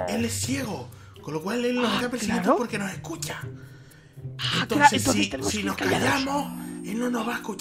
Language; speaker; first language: Spanish; native; Spanish